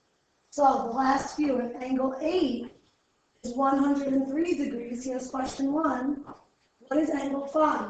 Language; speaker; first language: English; native; English